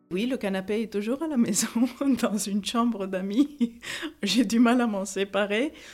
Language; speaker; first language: French; non-native, fluent; Italian